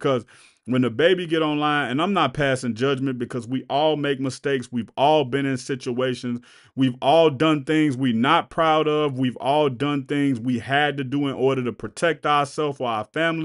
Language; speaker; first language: English; native; English